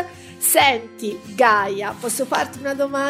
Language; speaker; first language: Italian; native; Italian